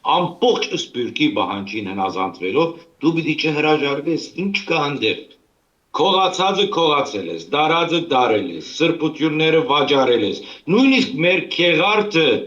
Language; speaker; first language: Armenian; early bilingual, heritage; Armenian